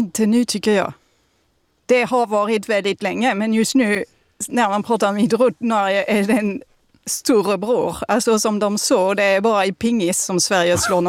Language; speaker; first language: Swedish; non-native, fluent; French